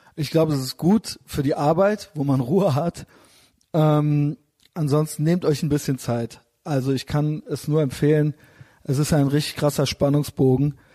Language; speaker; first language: German; native; German